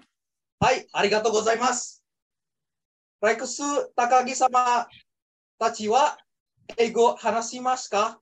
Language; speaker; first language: Japanese; non-native, learner; Indonesian